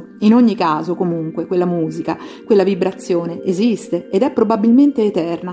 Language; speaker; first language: Italian; native; Italian